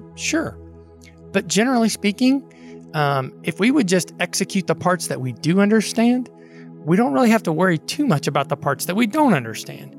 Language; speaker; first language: English; native; English